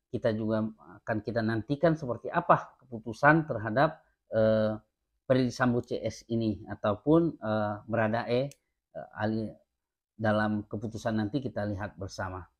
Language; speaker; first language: Indonesian; native; Indonesian